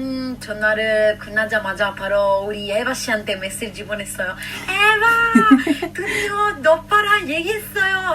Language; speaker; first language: Korean; non-native, fluent; Italian